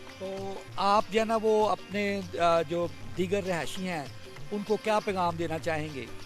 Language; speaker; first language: Urdu; non-native, local second language; Punjabi